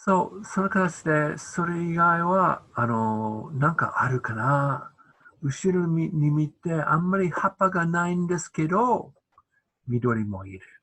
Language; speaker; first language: Japanese; non-native, learner; English